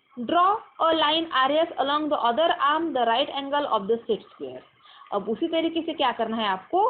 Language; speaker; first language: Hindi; non-native, local second language; Marathi